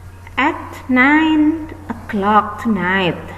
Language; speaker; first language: English; non-native, fluent; Indonesian